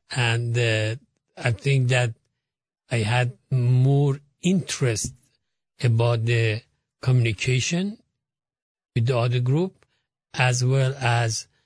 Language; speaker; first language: English; non-native, fluent; Persian